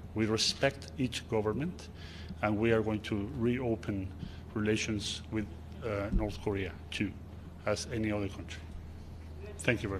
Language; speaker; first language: English; non-native, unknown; Spanish